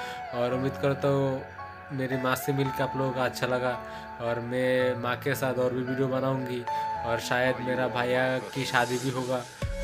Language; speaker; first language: Hindi; non-native, local second language; Bangla